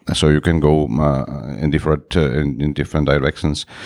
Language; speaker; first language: English; non-native, fluent; Czech